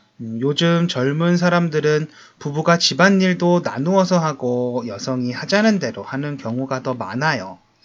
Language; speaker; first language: Korean; native; Korean